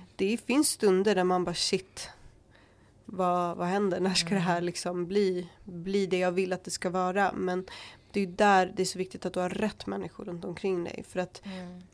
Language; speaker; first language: Swedish; early bilingual, other home language; Kurdish